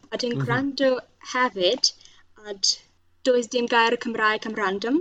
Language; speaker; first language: Welsh; non-native, fluent; Russian